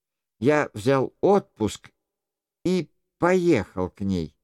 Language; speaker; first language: Russian; native; Russian